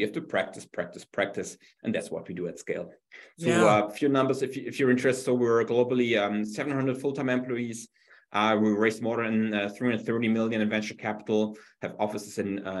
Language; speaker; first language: English; non-native, fluent; German